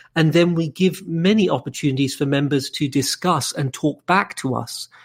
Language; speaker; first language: English; native; English